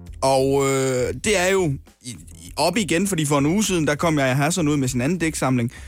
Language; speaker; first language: Danish; native; Danish